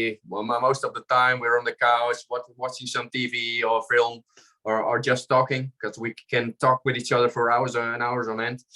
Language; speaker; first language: English; non-native, fluent; Dutch